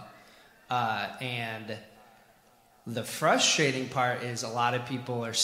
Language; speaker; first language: English; native; English